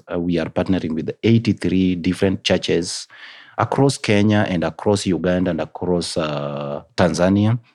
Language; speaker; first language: English; non-native, local second language; Luo (Kenya and Tanzania)